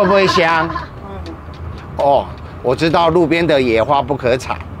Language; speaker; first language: Chinese; native; Chinese